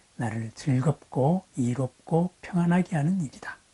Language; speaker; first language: Korean; native; Korean